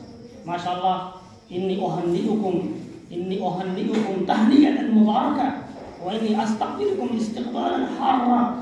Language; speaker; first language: Arabic; non-native, fluent; Urdu